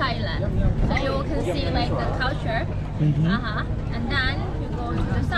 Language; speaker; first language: English; non-native, learner; Thai